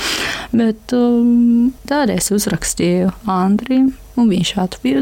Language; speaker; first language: Latvian; non-native, learner; Japanese